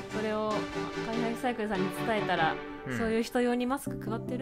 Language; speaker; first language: Japanese; native; Japanese